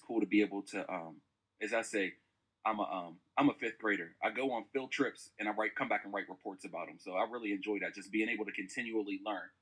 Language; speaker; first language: English; native; English